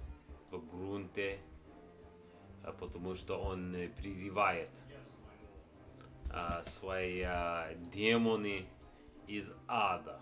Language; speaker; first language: Russian; non-native, learner; English